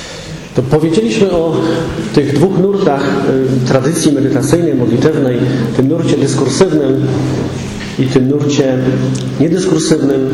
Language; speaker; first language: Polish; native; Polish